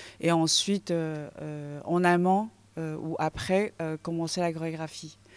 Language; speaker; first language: French; non-native, fluent; Chinese